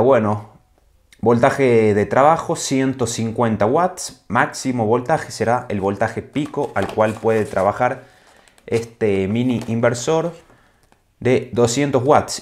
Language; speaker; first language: Spanish; native; Spanish